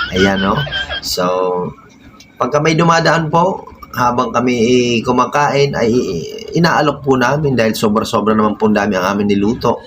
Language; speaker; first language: Filipino; native; Filipino